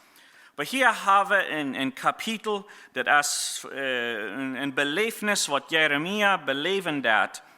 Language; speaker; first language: German; non-native, learner; Plautdietsch